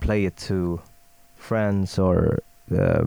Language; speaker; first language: English; non-native, fluent; Swedish